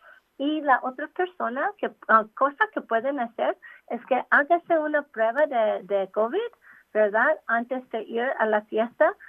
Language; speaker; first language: Spanish; non-native, local second language; English